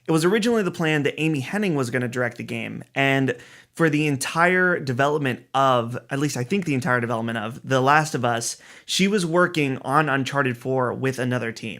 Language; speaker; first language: English; native; English